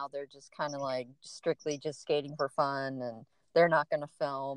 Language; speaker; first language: English; native; English